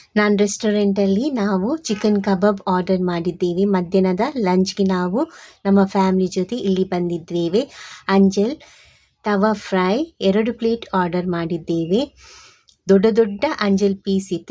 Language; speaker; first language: Kannada; non-native, local second language; Tulu